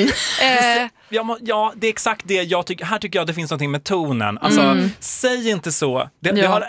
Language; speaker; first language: Swedish; native; Swedish